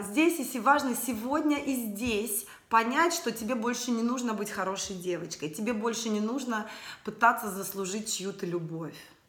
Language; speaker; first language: Russian; native; Russian